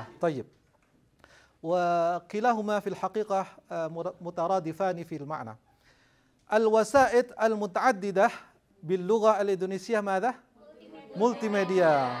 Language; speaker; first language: Arabic; non-native, fluent; Indonesian